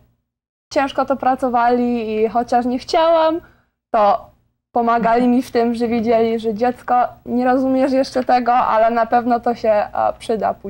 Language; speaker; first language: Polish; early bilingual, heritage; Polish